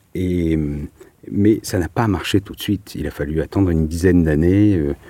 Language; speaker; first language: French; native; French